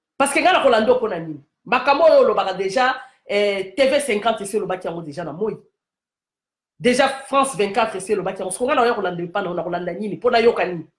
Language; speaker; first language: Lingala; non-native, local second language; Kituba (Democratic Republic of Congo)